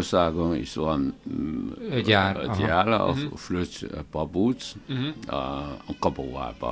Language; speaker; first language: Hungarian; non-native, learner; Chinese